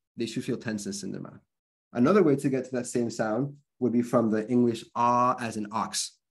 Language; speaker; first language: English; early bilingual, other home language; Spanish